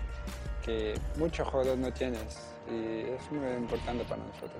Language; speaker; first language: Spanish; non-native, learner; Danish